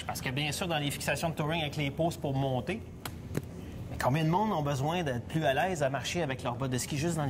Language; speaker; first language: French; native; French